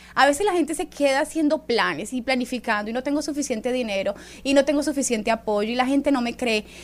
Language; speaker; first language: Spanish; native; Spanish